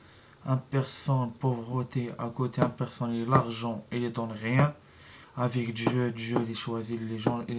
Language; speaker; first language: French; non-native, learner; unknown